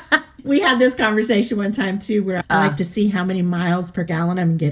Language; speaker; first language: English; native; English